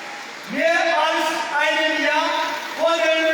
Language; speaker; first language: German; non-native, learner; Uyghur